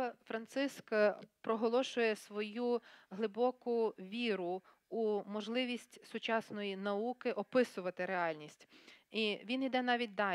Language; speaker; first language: Ukrainian; native; Ukrainian